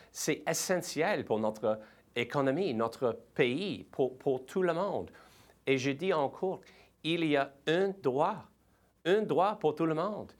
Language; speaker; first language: French; non-native, learner; English